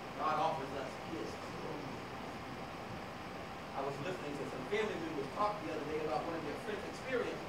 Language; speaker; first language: English; native; English